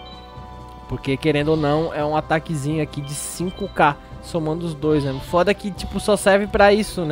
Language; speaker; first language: Portuguese; native; Portuguese